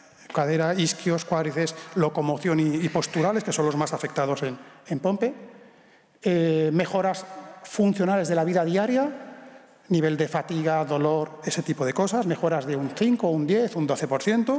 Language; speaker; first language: Spanish; native; Spanish